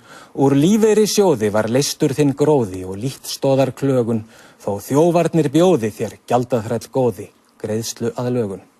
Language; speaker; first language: Icelandic; native; Icelandic